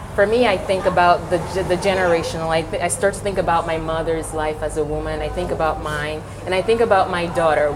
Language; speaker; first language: English; non-native, local second language; Yoruba